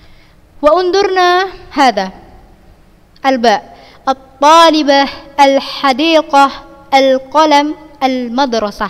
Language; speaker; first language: Arabic; non-native, fluent; Indonesian